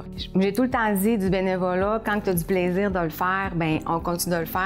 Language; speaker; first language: French; native; French